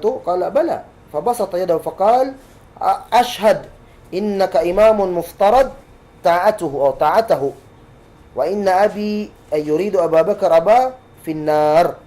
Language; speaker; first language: Arabic; non-native, fluent; Cebuano